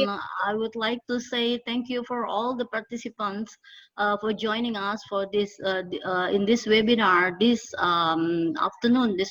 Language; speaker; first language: English; non-native, fluent; Indonesian